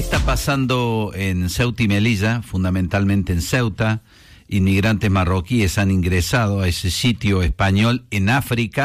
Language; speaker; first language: Spanish; native; Spanish